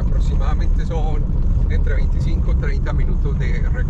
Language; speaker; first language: Spanish; native; Spanish